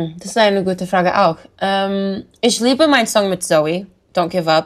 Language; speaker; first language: German; non-native, learner; English